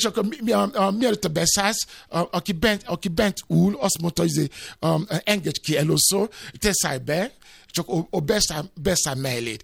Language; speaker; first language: Hungarian; non-native, learner; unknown